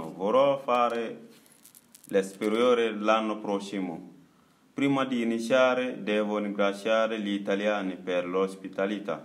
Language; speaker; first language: Italian; non-native, learner; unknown